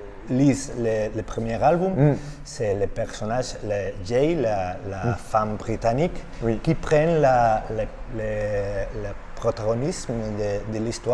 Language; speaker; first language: French; non-native, learner; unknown